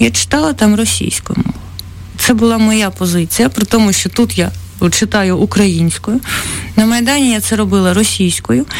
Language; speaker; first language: Ukrainian; native; Ukrainian